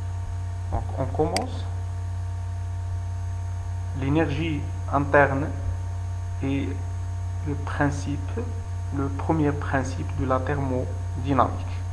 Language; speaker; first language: French; non-native, local second language; Arabic